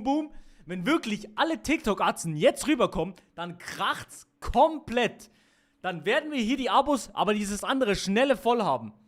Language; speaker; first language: German; native; German